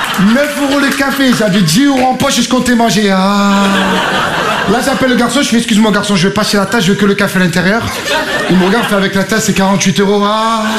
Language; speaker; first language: French; native; French